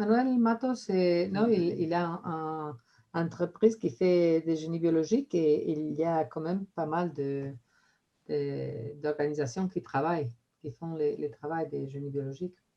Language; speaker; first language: French; non-native, fluent; Spanish